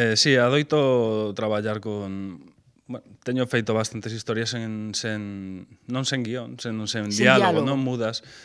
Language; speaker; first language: Galician; non-native, local second language; Spanish